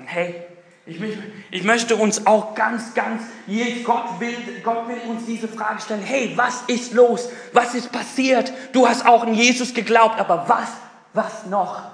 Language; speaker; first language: German; non-native, fluent; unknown